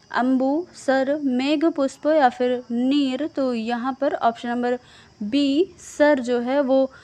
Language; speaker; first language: Hindi; native; Hindi